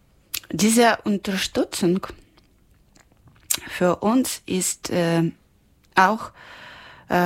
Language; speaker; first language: German; non-native, learner; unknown